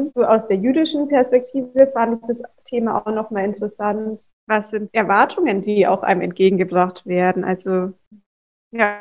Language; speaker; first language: German; native; German